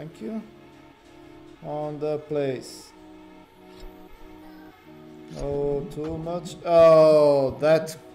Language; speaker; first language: English; non-native, learner; Portuguese